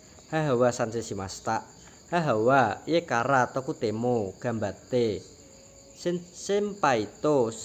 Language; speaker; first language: Japanese; non-native, learner; Indonesian